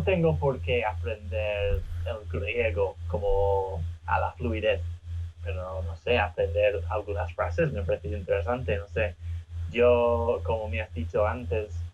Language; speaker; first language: Spanish; non-native, fluent; English